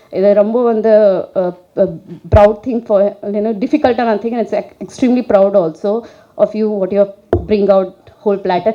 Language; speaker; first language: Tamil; non-native, learner; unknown